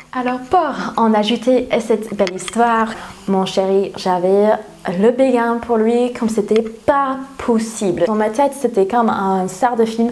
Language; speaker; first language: French; non-native, fluent; English